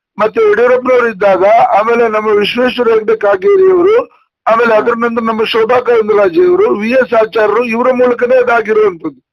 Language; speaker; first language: Kannada; non-native, local second language; Tulu